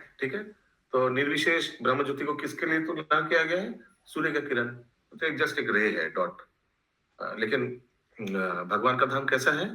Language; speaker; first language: Hindi; non-native, local second language; Bangla